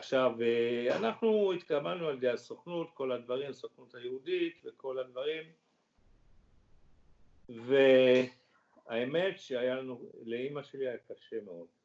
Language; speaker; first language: Hebrew; early bilingual, other home language; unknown